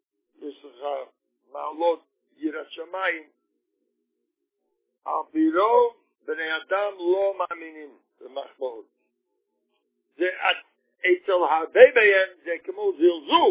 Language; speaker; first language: Hebrew; non-native, fluent; Yiddish